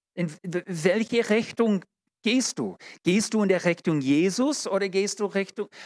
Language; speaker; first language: German; non-native, learner; English